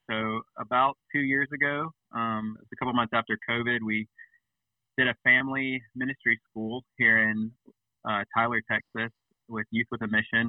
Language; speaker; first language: English; native; English